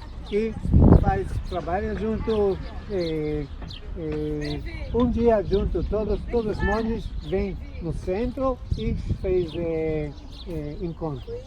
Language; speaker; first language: Portuguese; non-native, learner; Hebrew